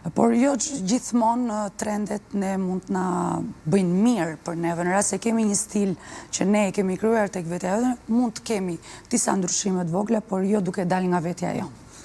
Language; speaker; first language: Albanian; early bilingual, heritage; Albanian